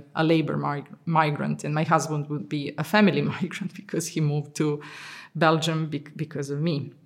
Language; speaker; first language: English; non-native, fluent; Serbian